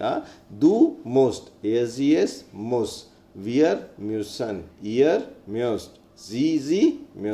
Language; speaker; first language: German; non-native, fluent; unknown